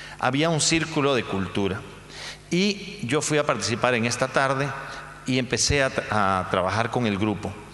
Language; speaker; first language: Spanish; native; Spanish